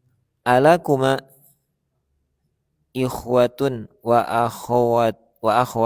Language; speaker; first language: Arabic; non-native, learner; Indonesian